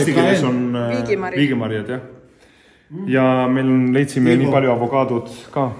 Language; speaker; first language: Estonian; non-native, learner; Spanish